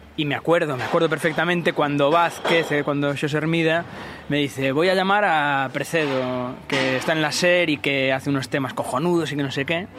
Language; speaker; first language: Spanish; native; Spanish